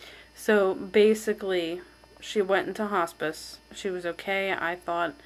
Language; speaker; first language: English; native; English